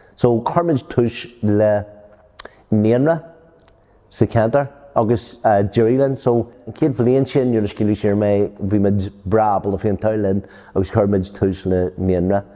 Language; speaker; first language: Irish; non-native, local second language; English